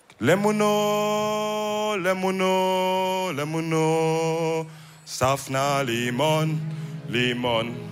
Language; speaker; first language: German; early bilingual, other home language; Wolof